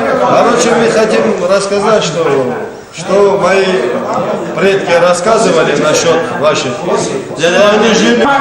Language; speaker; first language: Russian; non-native, local second language; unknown